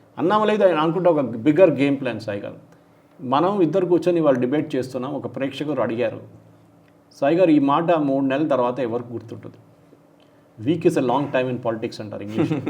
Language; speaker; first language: Telugu; non-native, local second language; Malayalam